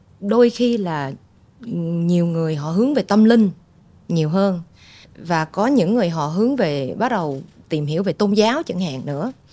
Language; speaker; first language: Vietnamese; early bilingual, heritage; Vietnamese